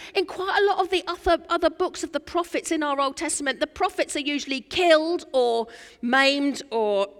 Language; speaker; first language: English; native; English